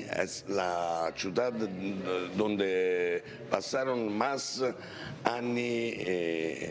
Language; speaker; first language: Spanish; non-native, learner; Italian